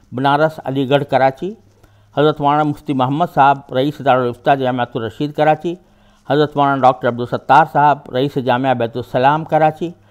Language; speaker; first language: Urdu; native; Urdu